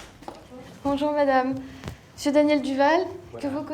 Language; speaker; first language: French; native; French